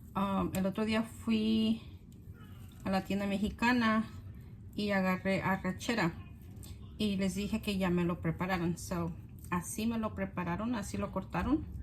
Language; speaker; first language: Spanish; early bilingual, other home language; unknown